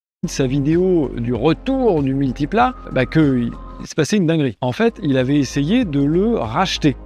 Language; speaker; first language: French; native; French